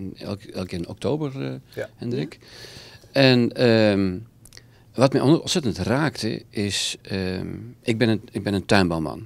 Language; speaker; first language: Dutch; native; Dutch